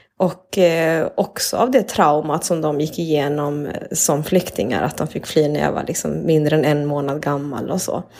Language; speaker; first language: Swedish; early bilingual, other home language; Spanish